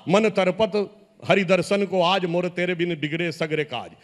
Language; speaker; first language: Hindi; native; Hindi